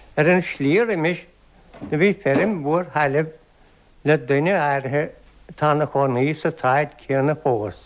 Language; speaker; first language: Irish; native; Irish